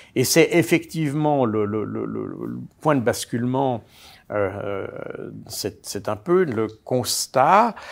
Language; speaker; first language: French; native; French